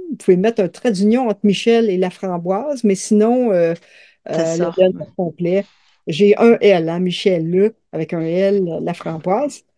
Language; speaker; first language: French; native; French